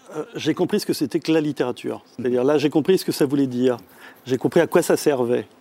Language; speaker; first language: French; native; French